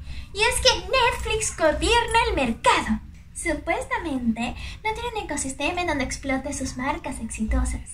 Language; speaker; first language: Spanish; native; Spanish